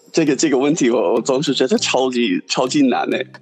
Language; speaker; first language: Chinese; non-native, fluent; English